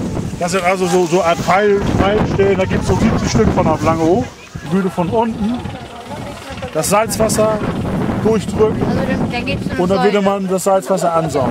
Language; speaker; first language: German; native; German